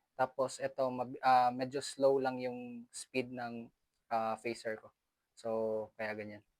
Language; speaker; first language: Filipino; non-native, local second language; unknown